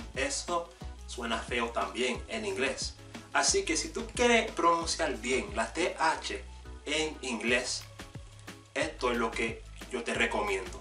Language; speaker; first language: Spanish; non-native, fluent; English